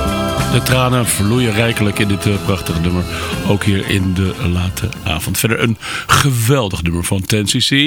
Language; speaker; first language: Dutch; native; Dutch